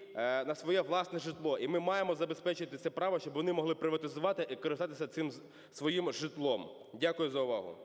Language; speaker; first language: Ukrainian; native; Ukrainian